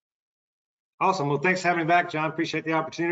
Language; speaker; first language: English; native; English